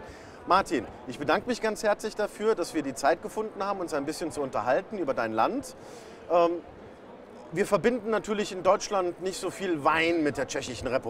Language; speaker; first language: German; native; German